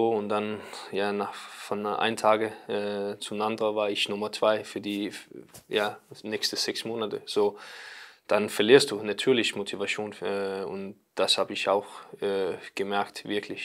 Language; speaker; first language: German; non-native, learner; Danish